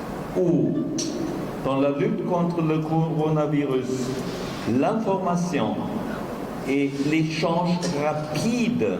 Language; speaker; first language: French; non-native, fluent; German